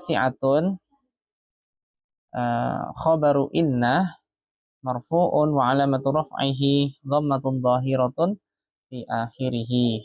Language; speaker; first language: Arabic; non-native, fluent; Indonesian